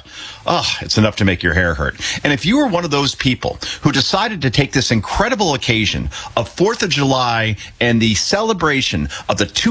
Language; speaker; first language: English; native; English